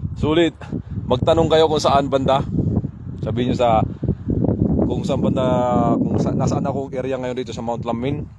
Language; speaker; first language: Filipino; non-native, local second language; Waray